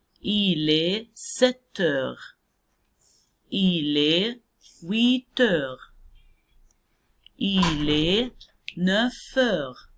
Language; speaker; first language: French; non-native, fluent; Arabic